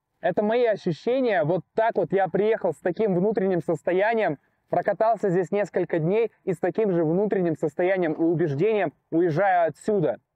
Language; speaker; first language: Russian; native; Russian